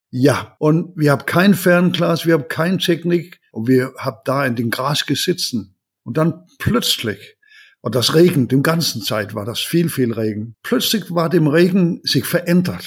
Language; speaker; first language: German; non-native, learner; Danish